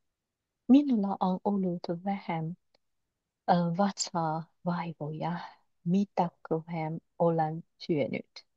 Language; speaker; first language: Finnish; non-native, learner; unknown